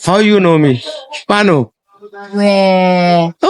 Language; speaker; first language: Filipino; non-native, learner; Urdu